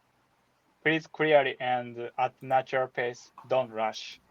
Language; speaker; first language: English; non-native, learner; Japanese